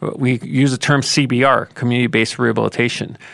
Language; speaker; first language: English; native; English